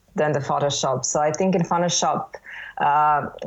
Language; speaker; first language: English; non-native, fluent; Serbian